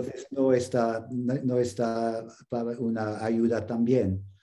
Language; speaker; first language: Spanish; non-native, fluent; English